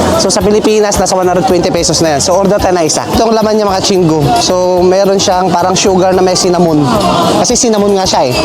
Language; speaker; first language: Filipino; native; Filipino